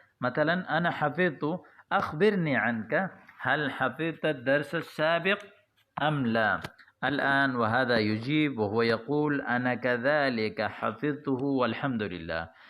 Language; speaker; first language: Arabic; non-native, fluent; Urdu